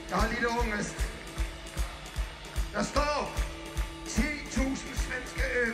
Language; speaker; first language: Swedish; non-native, learner; Danish